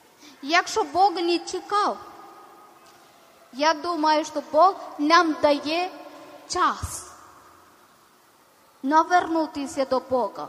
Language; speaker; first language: Ukrainian; non-native, learner; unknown